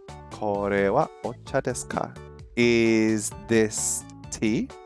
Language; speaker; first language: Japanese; non-native, learner; English